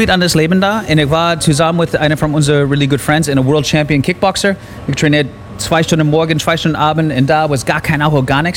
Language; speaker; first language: German; non-native, learner; English